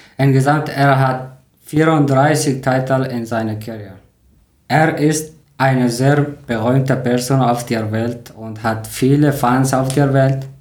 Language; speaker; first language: German; non-native, learner; Persian